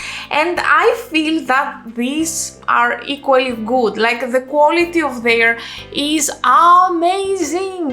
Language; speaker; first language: English; non-native, fluent; Greek